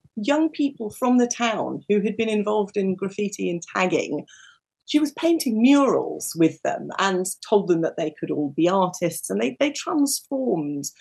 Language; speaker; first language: English; native; English